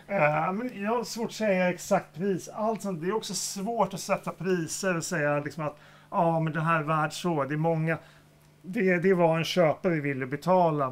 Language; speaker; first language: Swedish; native; Swedish